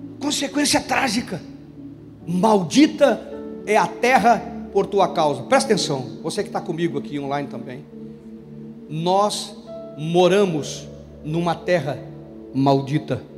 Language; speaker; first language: Portuguese; native; Portuguese